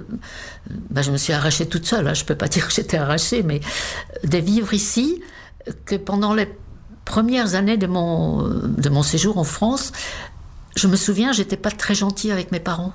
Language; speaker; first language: French; non-native, fluent; Czech